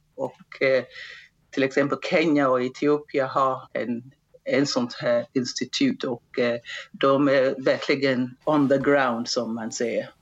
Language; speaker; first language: Swedish; non-native, fluent; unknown